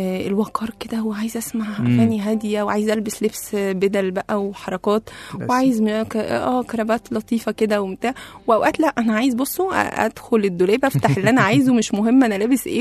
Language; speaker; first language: Arabic; native; Arabic